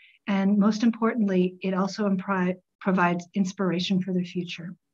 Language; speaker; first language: English; native; English